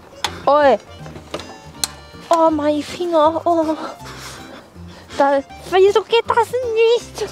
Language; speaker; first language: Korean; non-native, learner; German